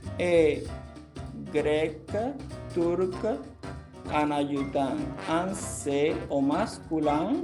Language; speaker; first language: French; non-native, fluent; Portuguese